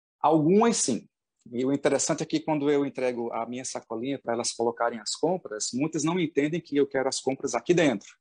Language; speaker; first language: Portuguese; native; Portuguese